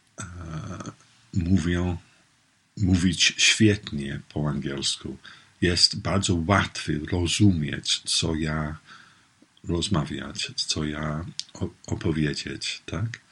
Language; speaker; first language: Polish; non-native, learner; English